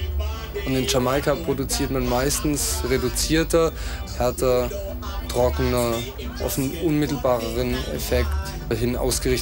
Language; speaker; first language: German; native; German